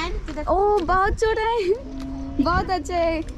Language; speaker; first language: Hindi; non-native, local second language; Telugu